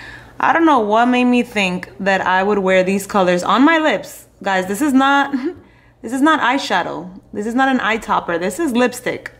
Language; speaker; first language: English; native; English